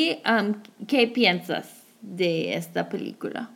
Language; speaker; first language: Spanish; non-native, fluent; English